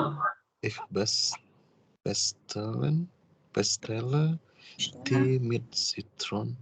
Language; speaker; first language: German; non-native, learner; Indonesian